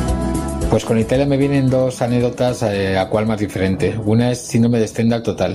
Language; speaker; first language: Spanish; native; Spanish